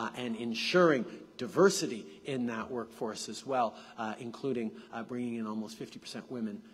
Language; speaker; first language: English; native; English